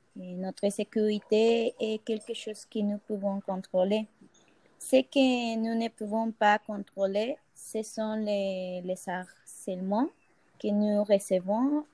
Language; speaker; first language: French; non-native, fluent; Spanish